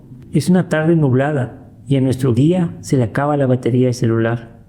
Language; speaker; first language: Spanish; native; Spanish